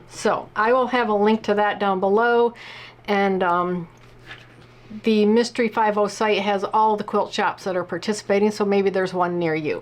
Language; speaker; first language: English; native; English